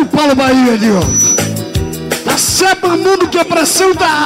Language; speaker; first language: Portuguese; native; Portuguese